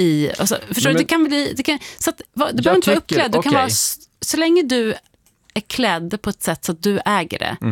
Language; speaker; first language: Swedish; native; Swedish